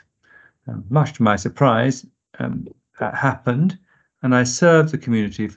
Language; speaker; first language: English; native; English